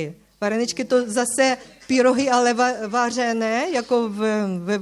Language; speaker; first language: Czech; non-native, fluent; Ukrainian